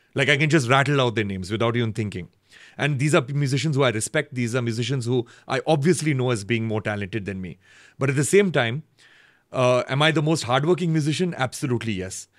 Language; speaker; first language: English; native; English